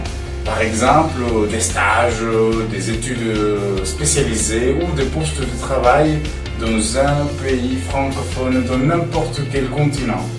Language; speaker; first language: French; non-native, fluent; Spanish